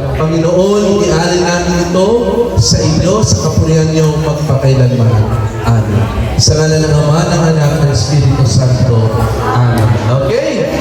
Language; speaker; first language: Filipino; non-native, local second language; Iloko